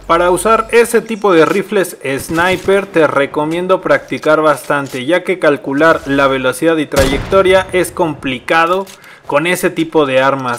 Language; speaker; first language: Spanish; native; Spanish